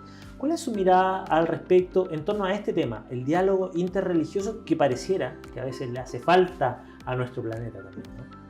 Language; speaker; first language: Spanish; native; Spanish